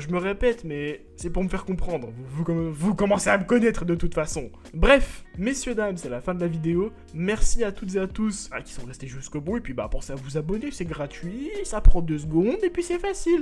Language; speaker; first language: French; native; French